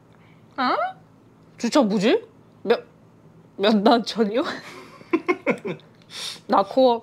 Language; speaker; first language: Korean; non-native, learner; Russian